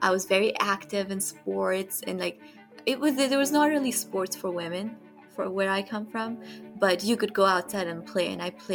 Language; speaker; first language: English; non-native, local second language; Nepali